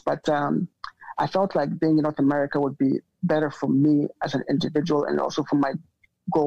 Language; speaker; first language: English; non-native, local second language; Akan